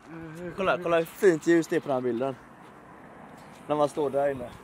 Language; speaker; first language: Swedish; native; Swedish